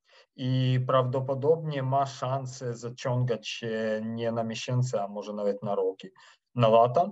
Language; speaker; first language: Polish; non-native, fluent; Ukrainian